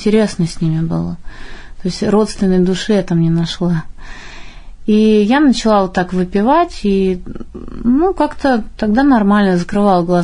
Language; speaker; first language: Russian; native; Russian